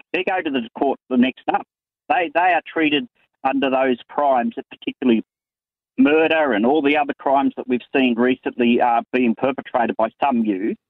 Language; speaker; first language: English; native; English